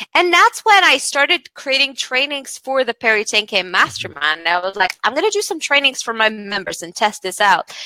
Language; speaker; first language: English; non-native, fluent; Bulgarian